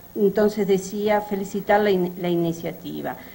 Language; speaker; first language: Spanish; native; Spanish